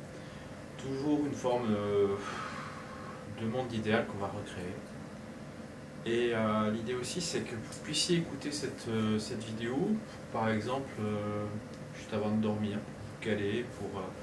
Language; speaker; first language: French; native; French